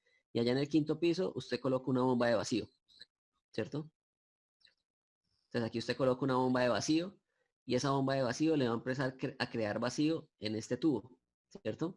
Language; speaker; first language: Spanish; native; Spanish